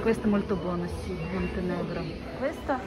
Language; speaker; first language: Italian; non-native, fluent; Russian